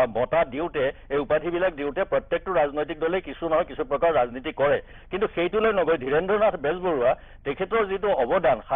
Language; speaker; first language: Assamese; native; Assamese